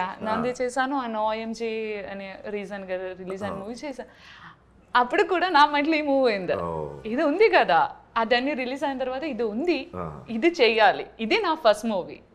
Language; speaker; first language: Telugu; non-native, learner; Malayalam